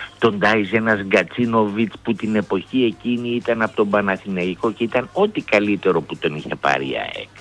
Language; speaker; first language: Greek; native; Greek